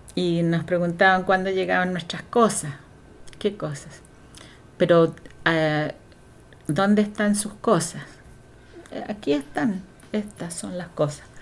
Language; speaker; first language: Spanish; native; Spanish